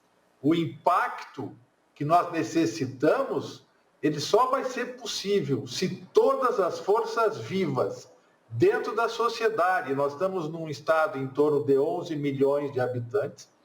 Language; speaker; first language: Portuguese; native; Portuguese